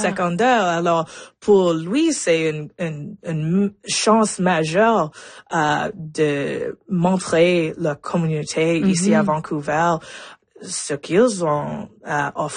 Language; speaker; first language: French; non-native, local second language; English